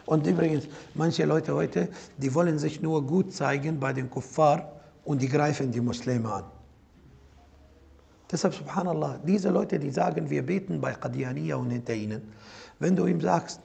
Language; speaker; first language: German; non-native, fluent; Arabic